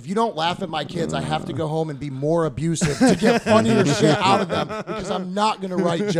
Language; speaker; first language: English; native; English